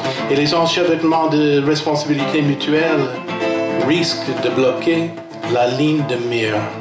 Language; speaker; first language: French; non-native, fluent; English